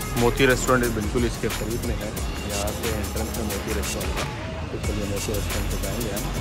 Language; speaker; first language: Hindi; native; Hindi